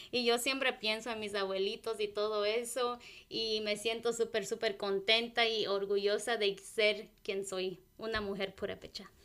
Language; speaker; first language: Spanish; non-native, local second language; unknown